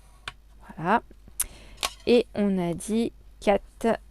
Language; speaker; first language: French; native; French